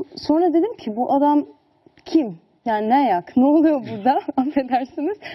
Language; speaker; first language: Turkish; early bilingual, heritage; Turkish